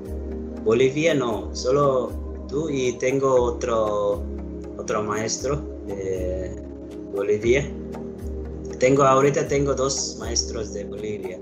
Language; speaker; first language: Spanish; non-native, learner; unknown